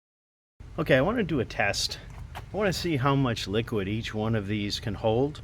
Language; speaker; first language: English; native; English